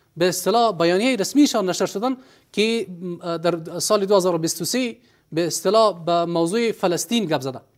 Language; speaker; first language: Persian; non-native, local second language; Pashto